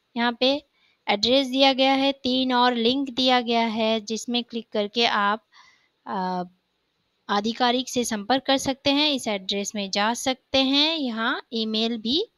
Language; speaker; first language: Hindi; native; Hindi